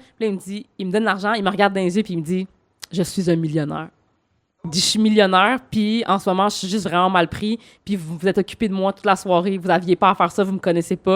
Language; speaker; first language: French; native; French